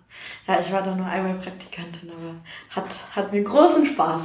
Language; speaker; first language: German; native; German